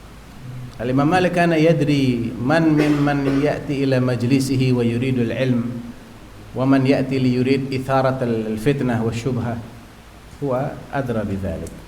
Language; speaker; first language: Arabic; non-native, fluent; Indonesian